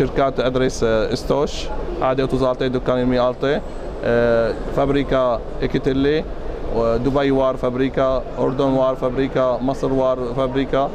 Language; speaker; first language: Turkish; non-native, learner; Arabic